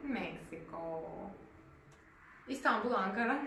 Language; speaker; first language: Turkish; non-native, learner; Serbian